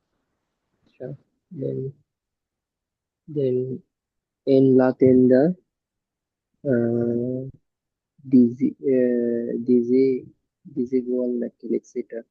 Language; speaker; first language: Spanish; non-native, learner; Bangla